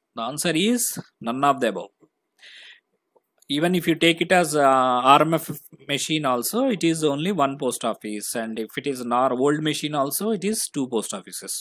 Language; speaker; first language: English; non-native, local second language; Telugu